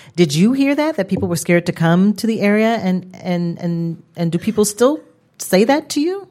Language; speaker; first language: English; native; English